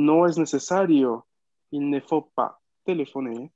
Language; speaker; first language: French; non-native, fluent; Spanish